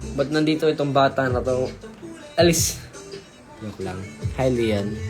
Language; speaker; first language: Filipino; native; Filipino